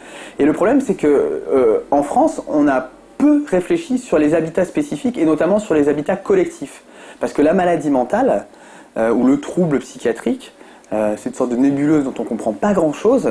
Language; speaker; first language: French; native; French